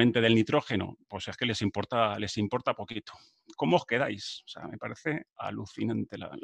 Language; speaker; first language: Spanish; native; Spanish